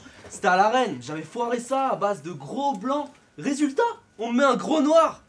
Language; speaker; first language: French; native; French